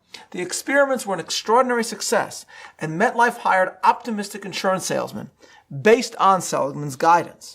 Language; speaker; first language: English; native; English